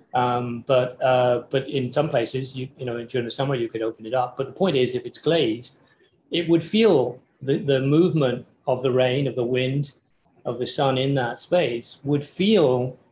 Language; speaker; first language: English; native; English